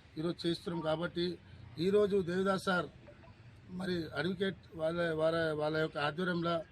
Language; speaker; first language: Telugu; non-native, local second language; Lambadi